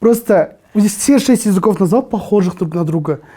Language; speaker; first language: Russian; non-native, local second language; Kazakh